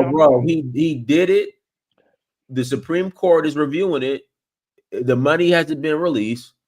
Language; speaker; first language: English; native; English